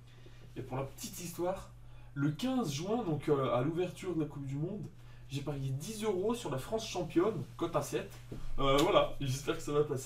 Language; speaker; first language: French; native; French